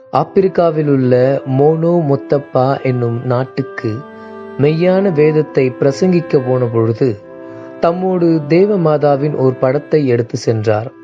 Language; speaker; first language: Tamil; native; Tamil